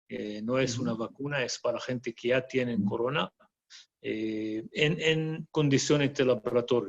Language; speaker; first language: Spanish; non-native, fluent; Arabic